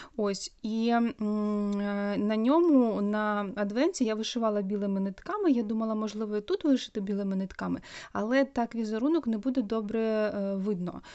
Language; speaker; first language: Ukrainian; non-native, local second language; Russian